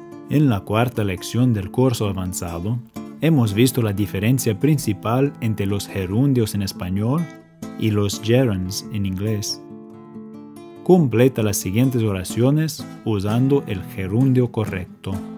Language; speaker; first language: Spanish; non-native, fluent; English